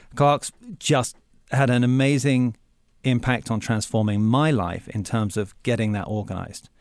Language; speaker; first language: English; native; English